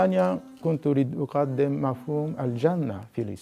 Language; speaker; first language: Arabic; non-native, fluent; Japanese